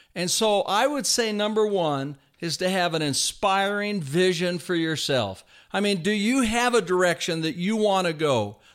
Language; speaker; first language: English; native; English